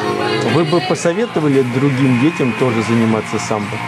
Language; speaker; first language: Russian; native; Russian